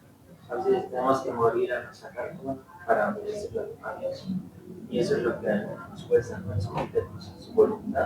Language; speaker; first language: Spanish; native; Spanish